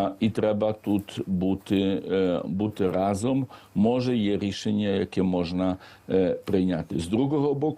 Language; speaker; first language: Ukrainian; non-native, fluent; Polish